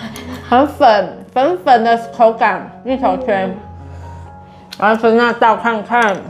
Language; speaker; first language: Chinese; native; Chinese